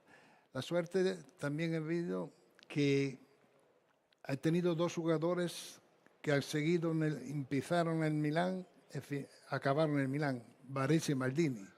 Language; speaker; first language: Spanish; non-native, fluent; Italian